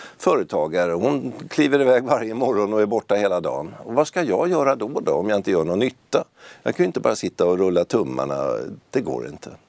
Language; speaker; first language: Swedish; native; Swedish